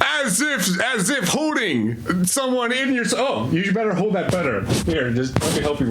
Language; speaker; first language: English; native; English